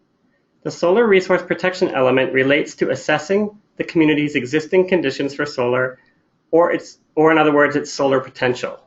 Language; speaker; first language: English; native; English